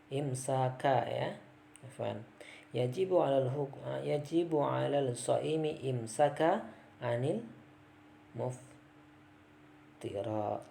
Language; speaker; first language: Arabic; non-native, fluent; Indonesian